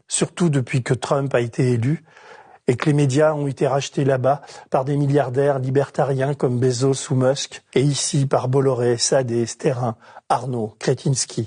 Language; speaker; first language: French; native; French